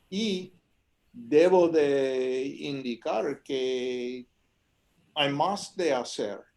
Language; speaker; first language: Spanish; non-native, fluent; English